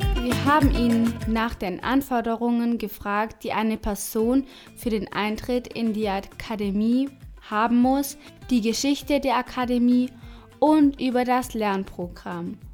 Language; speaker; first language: German; non-native, fluent; Spanish